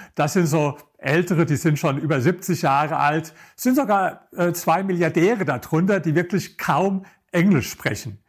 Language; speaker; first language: German; native; German